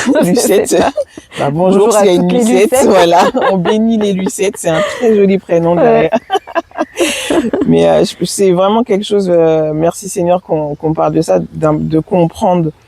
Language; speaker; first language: French; native; French